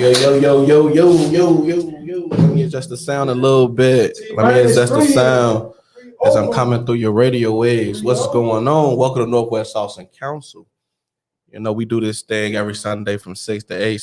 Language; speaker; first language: English; native; English